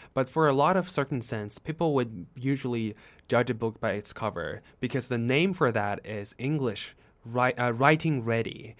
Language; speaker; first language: English; non-native, fluent; Chinese